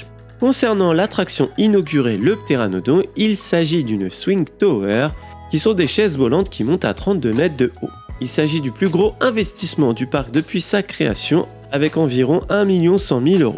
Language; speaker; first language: French; native; French